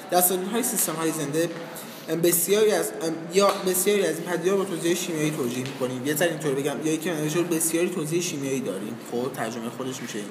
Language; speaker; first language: Persian; native; Persian